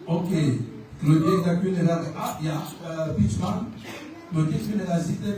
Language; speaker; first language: Dutch; non-native, learner; French